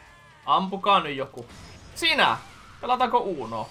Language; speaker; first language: Finnish; native; Finnish